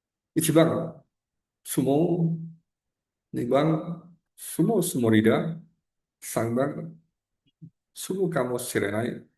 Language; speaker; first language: Japanese; non-native, learner; Indonesian